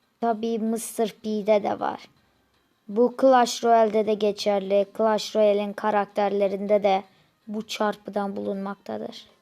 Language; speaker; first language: Turkish; native; Turkish